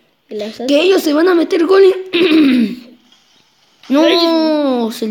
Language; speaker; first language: Spanish; native; Spanish